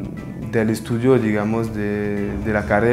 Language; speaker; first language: Spanish; non-native, learner; French